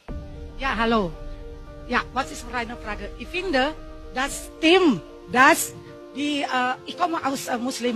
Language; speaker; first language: German; non-native, learner; Indonesian